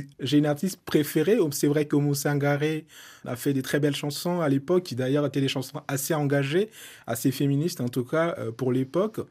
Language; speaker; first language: French; non-native, local second language; Soninke